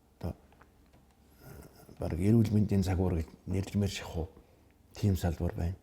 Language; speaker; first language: Mongolian; native; Mongolian